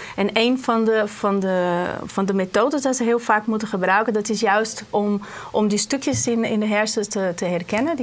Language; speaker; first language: Dutch; non-native, fluent; Portuguese